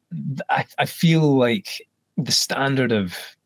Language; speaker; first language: English; native; English